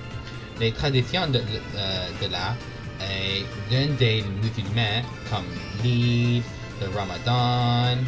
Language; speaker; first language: French; non-native, learner; English